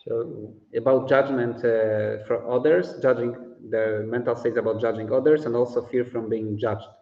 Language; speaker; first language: English; non-native, fluent; Polish